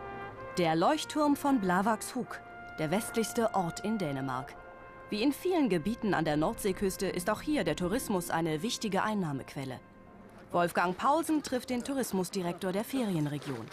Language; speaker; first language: German; native; German